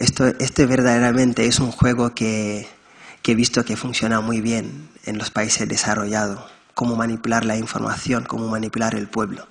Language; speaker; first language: Spanish; non-native, fluent; Wolof